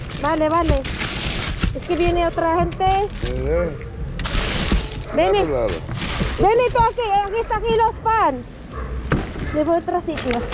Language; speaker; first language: Spanish; non-native, learner; Filipino